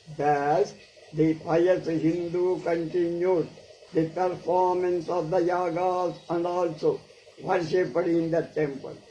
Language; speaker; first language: English; non-native, local second language; Telugu